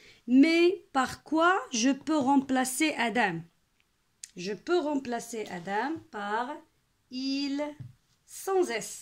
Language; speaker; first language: French; non-native, local second language; Arabic